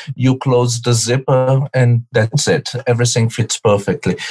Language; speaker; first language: English; non-native, fluent; Portuguese